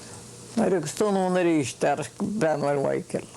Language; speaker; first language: Irish; native; Irish